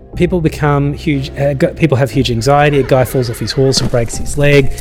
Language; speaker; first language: English; native; English